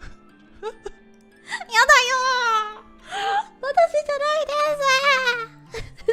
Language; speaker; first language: Japanese; non-native, learner; English